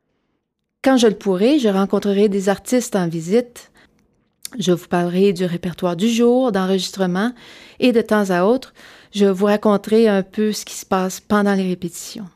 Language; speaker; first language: French; native; French